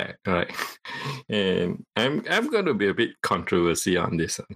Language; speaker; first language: English; non-native, local second language; Cantonese